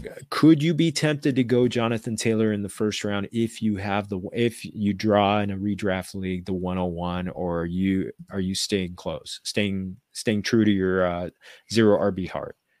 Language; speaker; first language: English; native; English